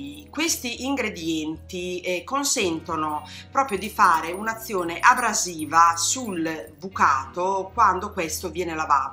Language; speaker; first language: Italian; native; Italian